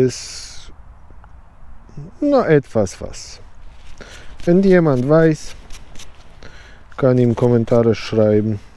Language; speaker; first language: German; non-native, learner; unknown